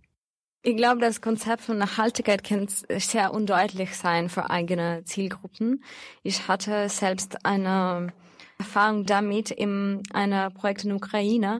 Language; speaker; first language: German; non-native, fluent; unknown